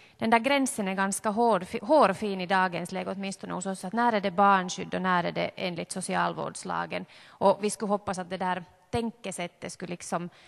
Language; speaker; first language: Swedish; native; Swedish